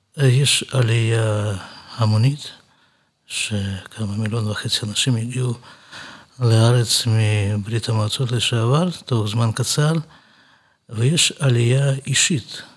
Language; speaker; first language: Hebrew; non-native, fluent; Russian